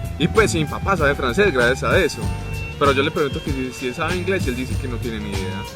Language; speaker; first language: Spanish; native; Spanish